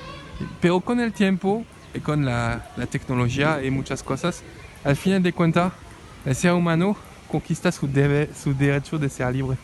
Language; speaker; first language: Spanish; non-native, fluent; French